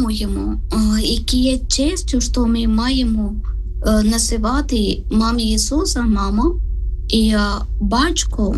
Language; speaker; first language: Ukrainian; non-native, learner; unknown